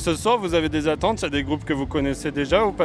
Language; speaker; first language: French; native; French